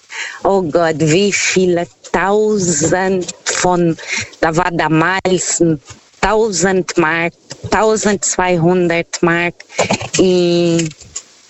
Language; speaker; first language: German; non-native, learner; Portuguese